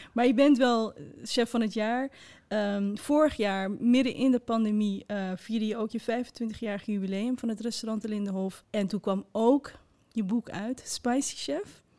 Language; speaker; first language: Dutch; early bilingual, other home language; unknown